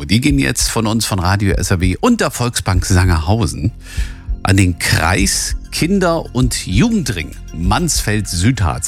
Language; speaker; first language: German; native; German